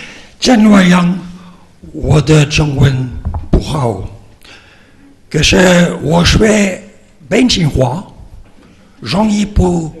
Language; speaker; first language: Chinese; non-native, learner; French